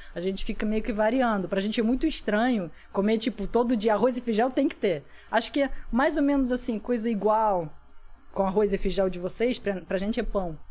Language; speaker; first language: Portuguese; non-native, fluent; Russian